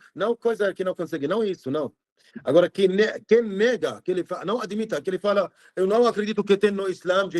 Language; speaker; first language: Portuguese; non-native, fluent; Arabic